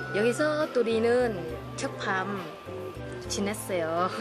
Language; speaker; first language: Korean; non-native, learner; Vietnamese